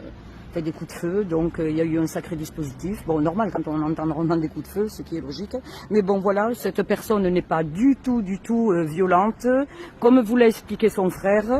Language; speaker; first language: French; native; French